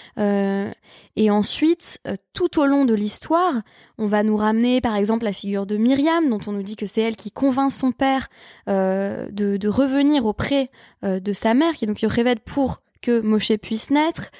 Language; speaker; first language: French; native; French